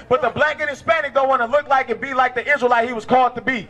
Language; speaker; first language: English; native; English